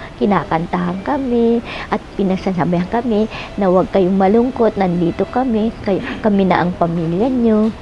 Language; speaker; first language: Filipino; native; Filipino